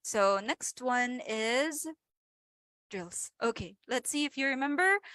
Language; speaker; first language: English; non-native, local second language; Filipino